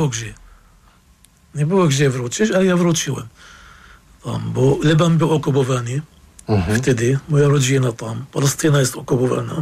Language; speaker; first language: Polish; non-native, fluent; Arabic